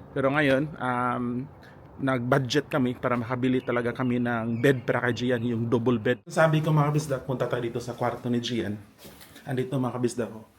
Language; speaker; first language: Filipino; non-native, local second language; Cebuano